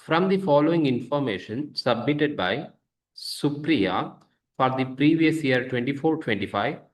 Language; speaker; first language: English; non-native, local second language; Kannada